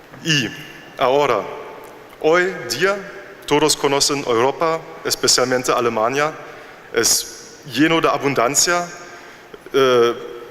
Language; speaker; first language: Spanish; non-native, learner; German